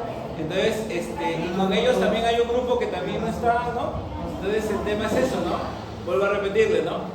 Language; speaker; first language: Spanish; native; Spanish